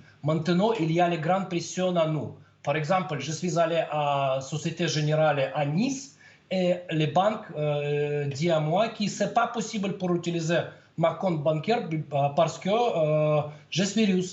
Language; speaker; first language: French; non-native, learner; Russian